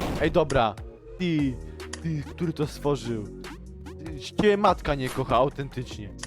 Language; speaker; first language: Polish; native; Polish